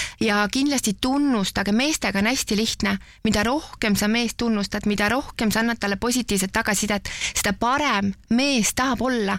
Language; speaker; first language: Estonian; native; Estonian